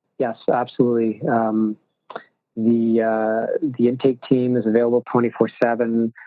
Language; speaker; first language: English; native; English